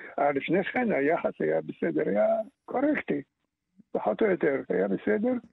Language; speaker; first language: Hebrew; early bilingual, other home language; Arabic